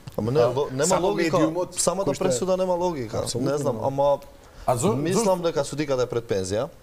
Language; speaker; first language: Macedonian; non-native, local second language; Albanian